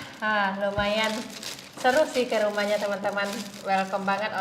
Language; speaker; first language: Indonesian; native; Indonesian